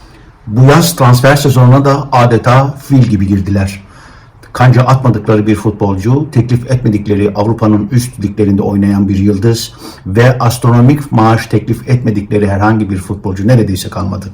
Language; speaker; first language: Turkish; native; Turkish